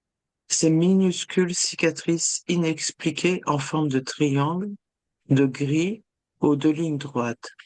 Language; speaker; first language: French; native; French